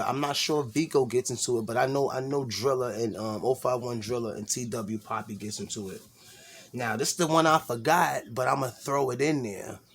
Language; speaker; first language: English; native; English